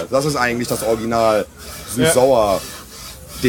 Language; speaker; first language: German; native; German